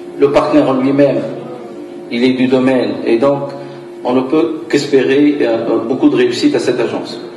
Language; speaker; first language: French; non-native, local second language; Arabic